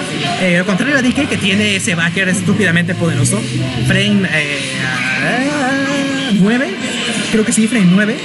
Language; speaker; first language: Spanish; native; Spanish